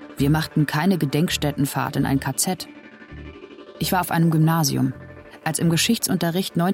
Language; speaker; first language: German; native; German